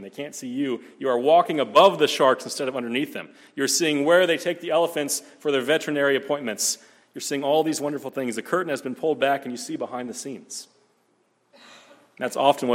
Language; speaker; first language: English; native; English